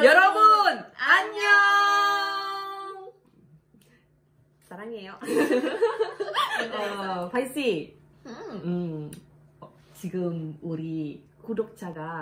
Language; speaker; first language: Korean; non-native, learner; Indonesian